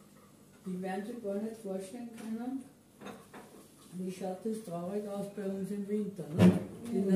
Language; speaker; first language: German; native; German